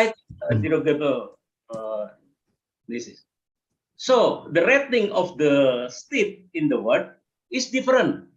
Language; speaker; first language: English; non-native, learner; Indonesian